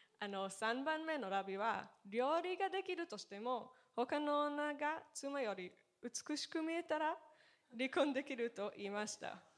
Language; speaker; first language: Japanese; non-native, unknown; Hebrew